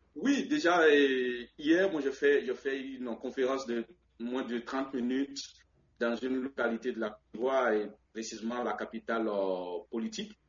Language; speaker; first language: French; non-native, local second language; Baoulé